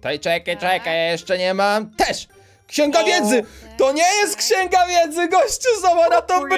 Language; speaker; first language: Polish; native; Polish